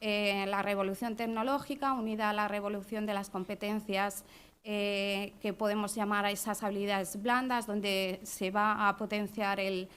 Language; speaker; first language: Spanish; native; Spanish